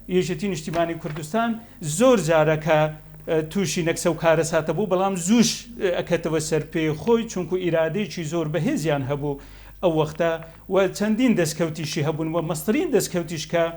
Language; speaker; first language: Central Kurdish; non-native, local second language; Kurdish